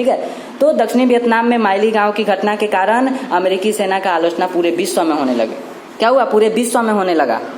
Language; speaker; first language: Hindi; native; Hindi